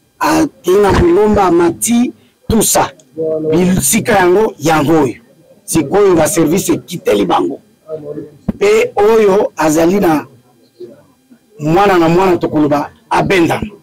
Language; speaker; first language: Lingala; native; Lingala